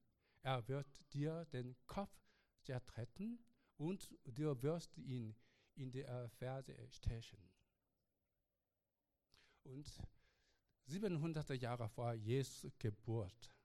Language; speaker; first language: German; non-native, learner; Korean